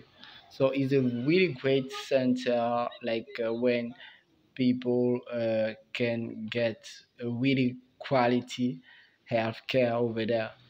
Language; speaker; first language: English; non-native, fluent; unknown